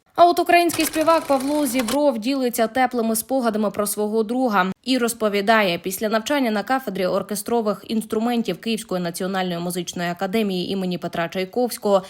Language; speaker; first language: Ukrainian; native; Ukrainian